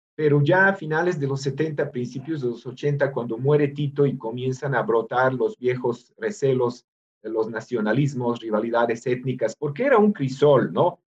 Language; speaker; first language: Spanish; non-native, fluent; Serbian